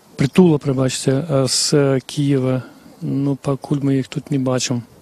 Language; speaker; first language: Russian; non-native, local second language; Belarusian